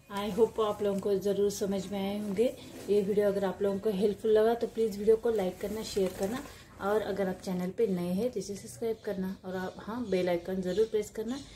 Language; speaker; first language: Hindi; non-native, local second language; Marathi